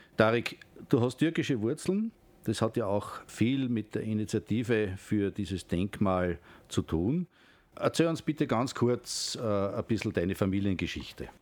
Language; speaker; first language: German; native; German